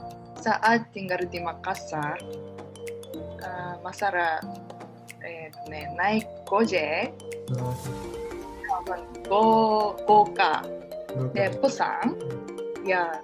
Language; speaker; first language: Indonesian; non-native, learner; Japanese